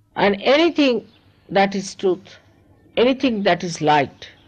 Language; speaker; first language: English; non-native, local second language; Marathi